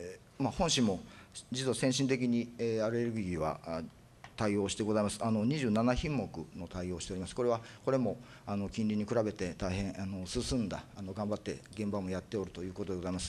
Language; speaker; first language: Japanese; native; Japanese